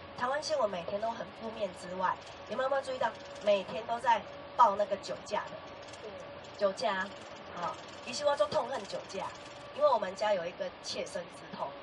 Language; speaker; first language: Chinese; native; Chinese